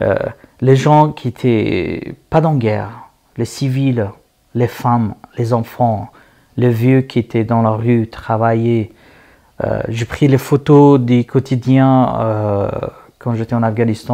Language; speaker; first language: French; non-native, learner; Persian